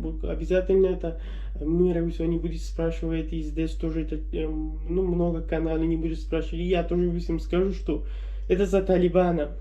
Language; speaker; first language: Russian; non-native, learner; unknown